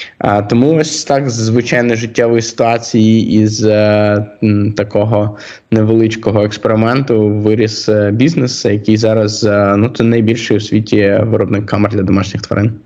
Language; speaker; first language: Ukrainian; native; Ukrainian